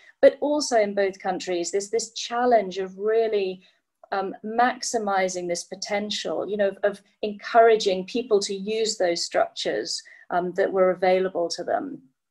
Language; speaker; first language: English; native; English